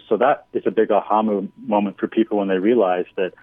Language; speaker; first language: English; native; English